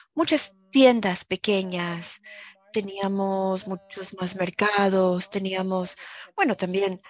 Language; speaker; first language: Spanish; non-native, fluent; German